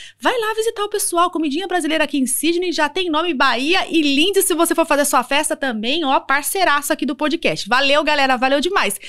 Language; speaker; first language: Portuguese; native; Portuguese